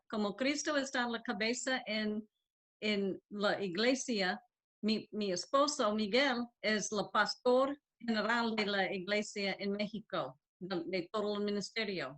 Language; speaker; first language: Spanish; non-native, learner; English